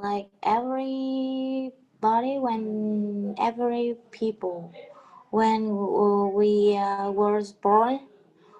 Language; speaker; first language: English; non-native, learner; Vietnamese